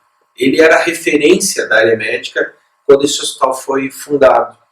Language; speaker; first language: Portuguese; native; Portuguese